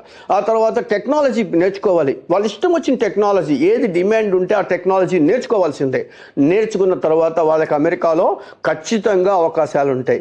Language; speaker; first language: Telugu; native; Telugu